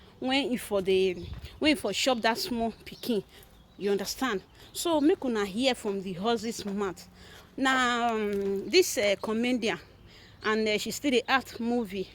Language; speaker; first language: Nigerian Pidgin; native; Nigerian Pidgin